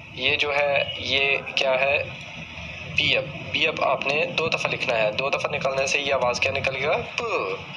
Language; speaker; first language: Urdu; native; Urdu